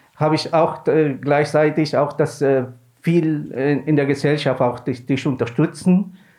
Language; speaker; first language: German; non-native, fluent; Spanish